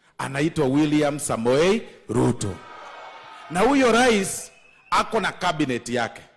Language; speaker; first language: Swahili; non-native, local second language; Gusii